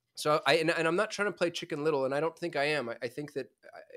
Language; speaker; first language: English; early bilingual, other home language; Urdu